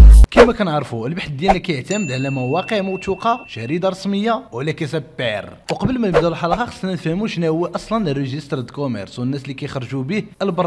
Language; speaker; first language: Arabic; native; Arabic